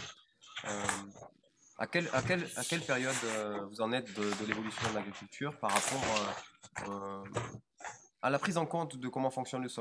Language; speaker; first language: French; native; French